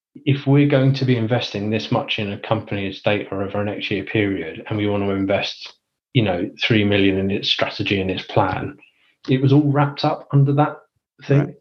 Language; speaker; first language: English; native; English